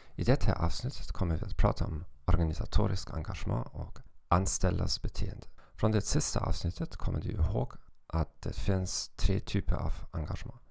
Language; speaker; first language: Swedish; non-native, fluent; German